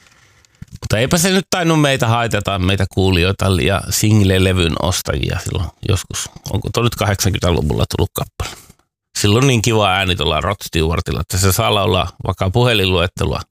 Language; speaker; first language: Finnish; native; Finnish